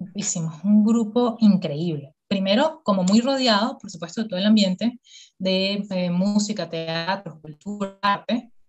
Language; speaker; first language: Spanish; native; Spanish